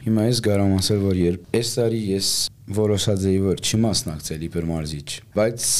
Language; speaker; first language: Armenian; early bilingual, heritage; Armenian